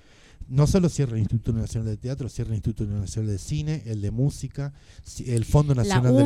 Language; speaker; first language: Spanish; native; Spanish